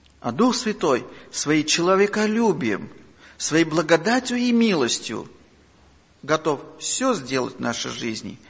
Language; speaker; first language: Russian; non-native, local second language; Armenian